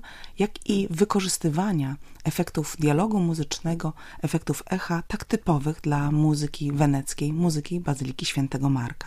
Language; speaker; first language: Polish; native; Polish